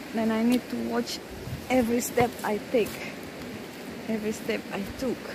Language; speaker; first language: English; non-native, learner; Indonesian